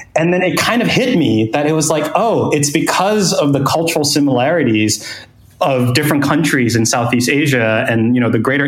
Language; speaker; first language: English; non-native, fluent; Thai